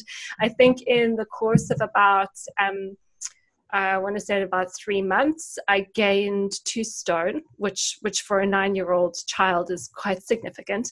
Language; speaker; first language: English; native; English